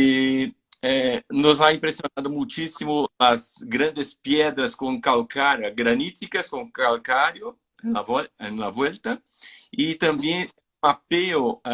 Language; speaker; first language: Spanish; non-native, fluent; Portuguese